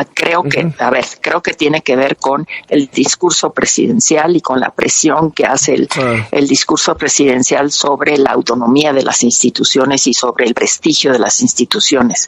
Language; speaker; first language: Spanish; native; Spanish